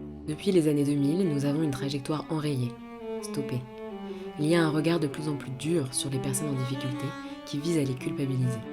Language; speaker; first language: French; native; French